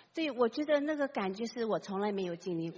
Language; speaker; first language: Chinese; native; Chinese